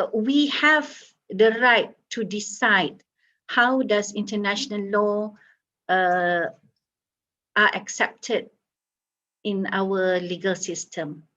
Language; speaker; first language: English; non-native, local second language; Malay